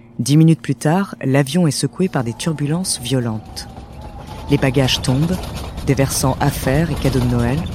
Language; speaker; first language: French; native; French